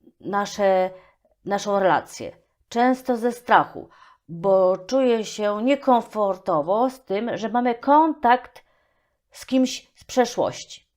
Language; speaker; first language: Polish; native; Polish